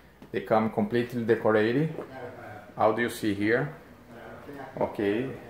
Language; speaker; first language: English; non-native, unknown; Portuguese